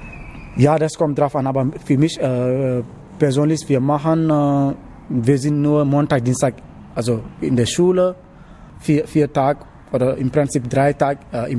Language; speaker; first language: German; non-native, learner; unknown